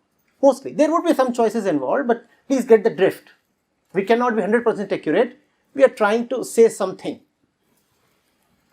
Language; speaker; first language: English; non-native, local second language; Hindi